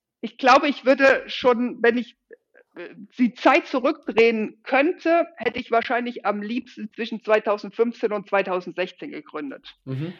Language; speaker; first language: German; native; German